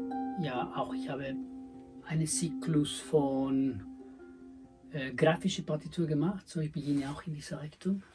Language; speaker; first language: German; non-native, learner; Spanish